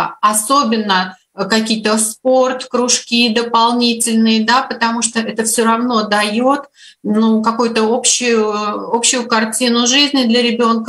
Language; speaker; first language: Russian; native; Russian